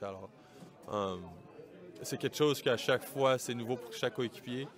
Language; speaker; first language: French; native; French